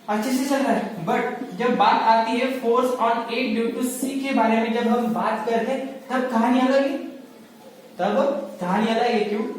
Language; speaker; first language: Hindi; non-native, local second language; Marathi